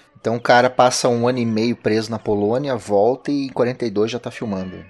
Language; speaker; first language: Portuguese; native; Portuguese